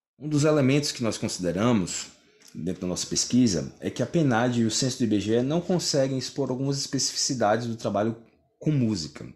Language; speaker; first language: Portuguese; native; Portuguese